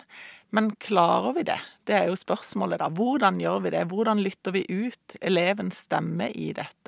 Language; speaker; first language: Norwegian; native; Norwegian